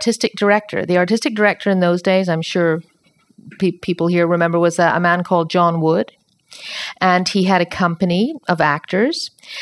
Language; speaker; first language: English; native; English